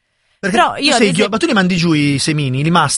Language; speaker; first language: Italian; native; Italian